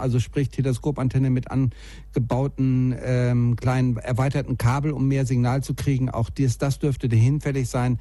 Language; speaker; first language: German; native; German